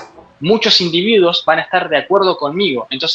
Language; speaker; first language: Spanish; native; Spanish